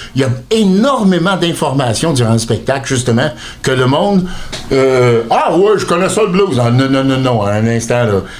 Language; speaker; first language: French; native; French